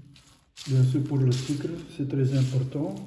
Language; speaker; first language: French; non-native, local second language; Dutch